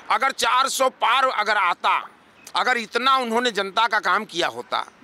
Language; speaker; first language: Hindi; native; Hindi